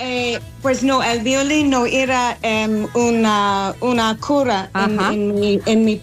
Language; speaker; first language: Spanish; non-native, learner; English